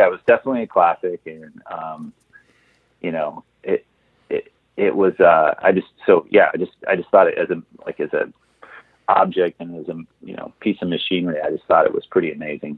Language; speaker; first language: English; native; English